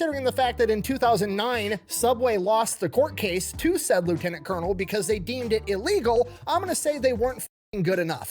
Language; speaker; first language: English; native; English